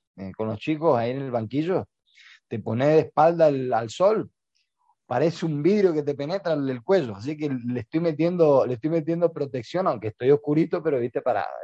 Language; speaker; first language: Spanish; native; Spanish